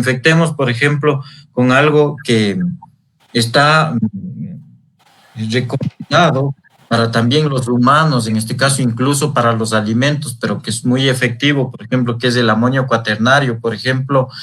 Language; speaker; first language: Spanish; native; Spanish